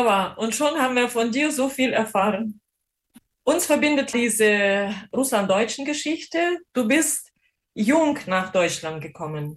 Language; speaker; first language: German; non-native, fluent; Russian